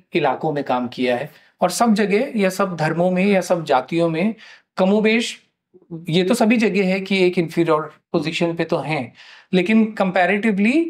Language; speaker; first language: Hindi; native; Hindi